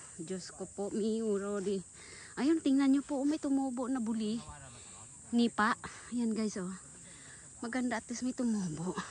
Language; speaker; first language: Filipino; non-native, local second language; Aklanon